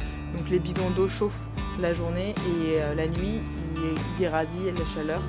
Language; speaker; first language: French; native; French